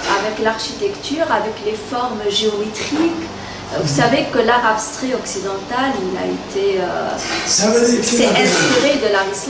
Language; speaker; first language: French; non-native, local second language; Arabic